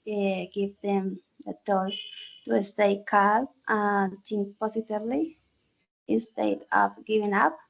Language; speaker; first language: English; non-native, learner; Spanish